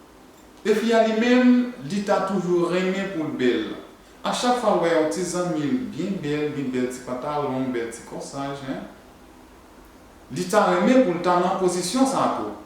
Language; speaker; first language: French; non-native, learner; Haitian Creole